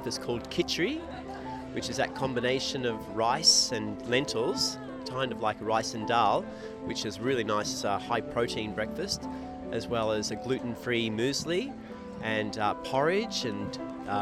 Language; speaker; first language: English; native; English